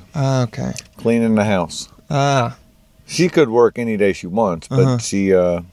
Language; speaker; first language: English; native; English